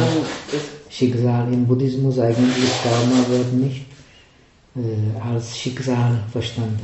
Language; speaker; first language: German; non-native, fluent; Czech